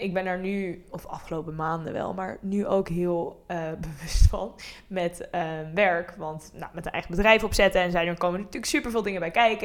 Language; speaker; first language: Dutch; native; Dutch